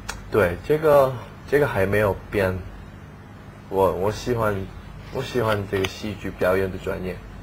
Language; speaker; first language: Chinese; non-native, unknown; English